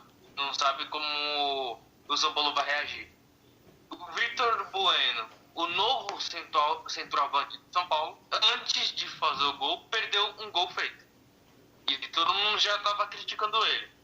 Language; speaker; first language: Portuguese; native; Portuguese